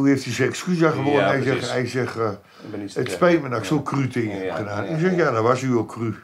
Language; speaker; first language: Dutch; native; Dutch